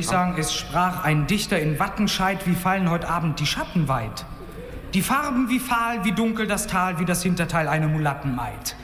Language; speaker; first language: German; native; German